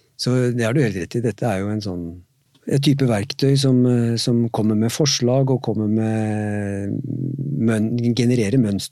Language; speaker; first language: Norwegian; native; Norwegian